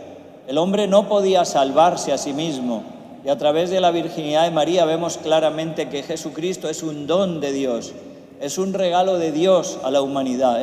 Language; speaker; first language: Spanish; native; Spanish